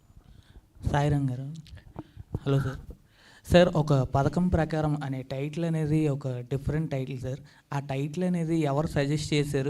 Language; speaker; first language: Telugu; native; Telugu